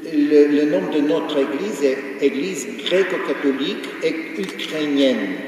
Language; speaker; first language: French; non-native, fluent; Ukrainian